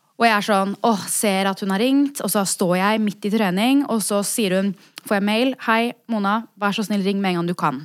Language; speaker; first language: Norwegian; native; Norwegian